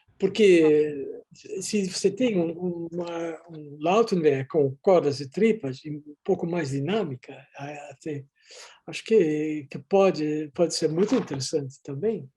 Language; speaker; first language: Portuguese; non-native, fluent; Dutch